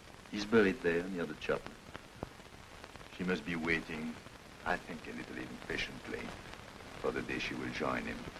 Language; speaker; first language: English; non-native, fluent; French